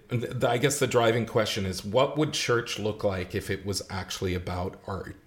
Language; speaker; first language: English; native; English